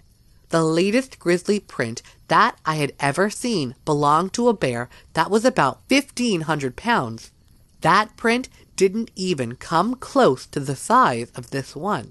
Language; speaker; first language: English; native; English